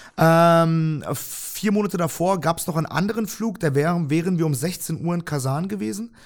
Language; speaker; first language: German; early bilingual, other home language; Russian